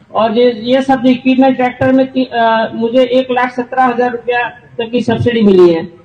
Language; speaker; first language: Hindi; non-native, local second language; Gujarati